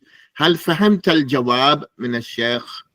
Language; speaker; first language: Arabic; non-native, fluent; English